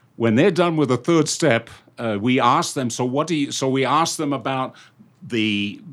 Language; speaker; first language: English; native; English